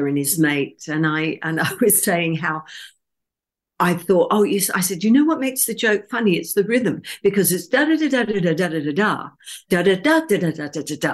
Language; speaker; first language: English; native; English